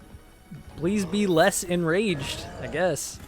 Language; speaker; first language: English; native; English